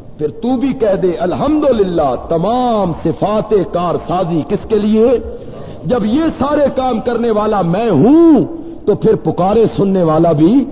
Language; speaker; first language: Urdu; non-native, local second language; Punjabi